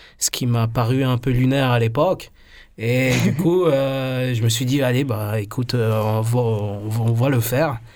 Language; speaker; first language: French; non-native, fluent; Spanish